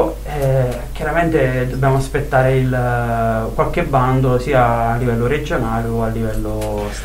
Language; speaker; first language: Italian; native; Italian